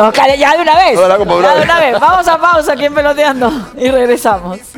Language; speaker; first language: Spanish; native; Spanish